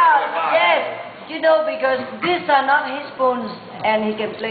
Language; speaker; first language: English; non-native, learner; Vietnamese